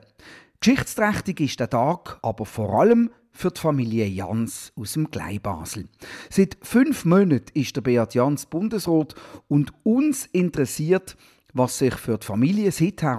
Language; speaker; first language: German; native; German